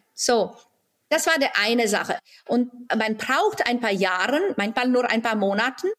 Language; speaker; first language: German; non-native, fluent; Romanian